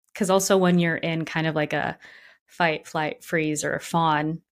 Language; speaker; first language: English; native; English